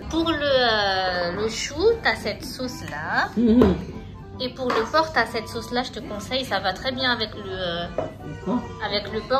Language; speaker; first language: French; native; French